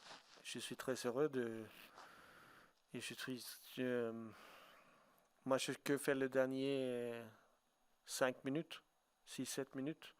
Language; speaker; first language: French; non-native, fluent; Swedish